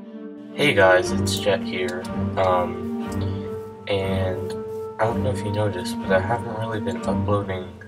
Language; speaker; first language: English; native; English